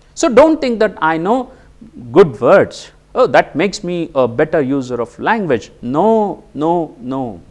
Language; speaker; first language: English; non-native, local second language; Kannada